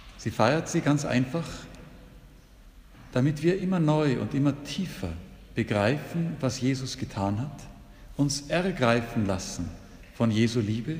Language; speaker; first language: German; native; German